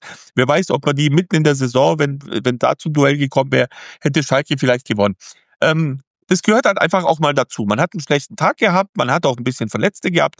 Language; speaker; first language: German; native; German